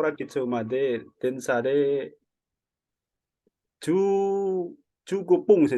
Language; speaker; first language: Japanese; non-native, learner; Indonesian